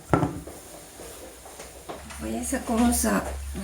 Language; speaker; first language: French; non-native, fluent; Japanese